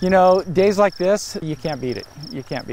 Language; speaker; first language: English; native; English